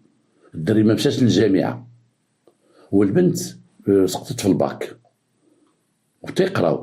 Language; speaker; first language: Arabic; native; Arabic